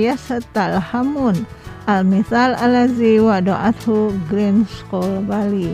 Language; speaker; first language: Arabic; non-native, fluent; Indonesian